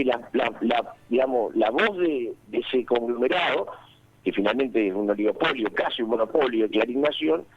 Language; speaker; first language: Spanish; native; Spanish